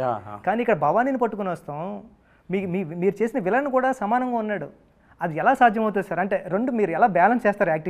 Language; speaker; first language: Telugu; native; Telugu